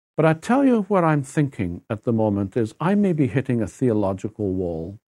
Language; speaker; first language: English; native; English